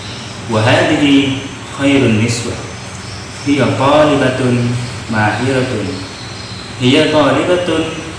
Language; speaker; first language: Arabic; non-native, learner; Indonesian